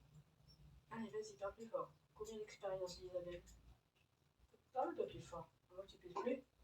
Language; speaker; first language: French; native; French